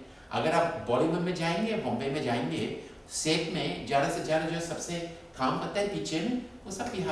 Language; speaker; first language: Hindi; non-native, fluent; English